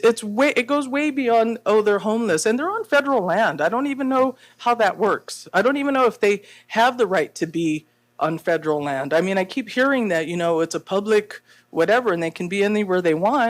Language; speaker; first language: English; native; English